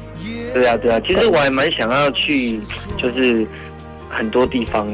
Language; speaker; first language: Chinese; native; Chinese